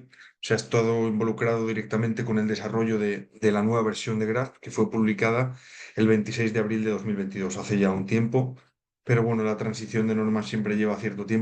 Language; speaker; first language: Spanish; native; Spanish